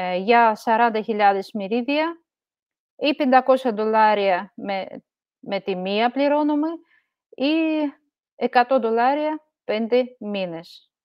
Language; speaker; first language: Greek; non-native, fluent; Russian